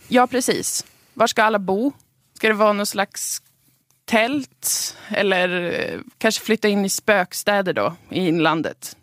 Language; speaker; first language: Swedish; native; Swedish